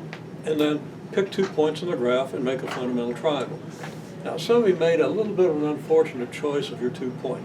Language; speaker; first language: English; native; English